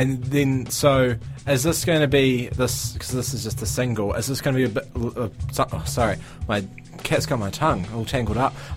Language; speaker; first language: English; native; English